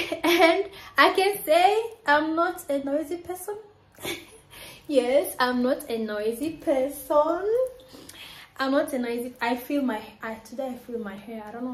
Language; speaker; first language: English; non-native, local second language; Swahili